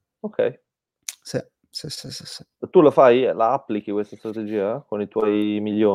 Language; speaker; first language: Italian; native; Italian